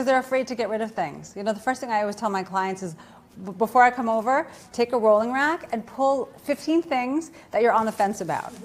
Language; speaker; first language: English; native; English